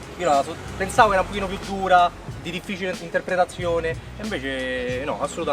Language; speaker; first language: Italian; native; Italian